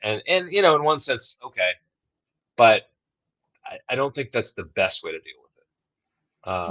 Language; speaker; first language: English; native; English